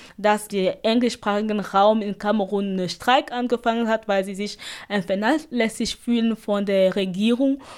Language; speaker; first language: German; non-native, fluent; Basaa